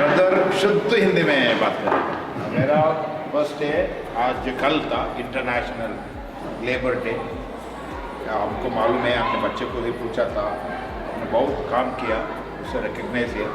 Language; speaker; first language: Hindi; non-native, learner; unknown